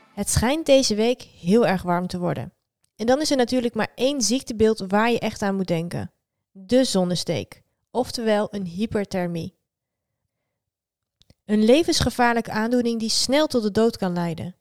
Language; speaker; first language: Dutch; native; Dutch